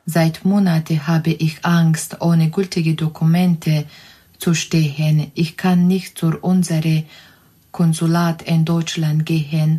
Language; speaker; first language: German; non-native, fluent; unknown